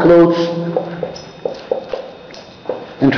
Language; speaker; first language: English; non-native, fluent; Turkish